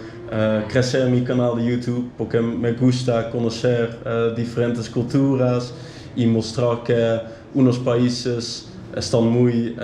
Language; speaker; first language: Spanish; non-native, learner; Dutch